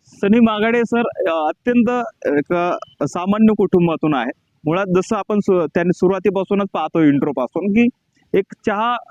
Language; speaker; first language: Marathi; native; Marathi